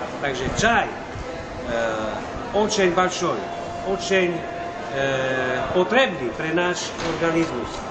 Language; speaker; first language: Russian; non-native, learner; Slovak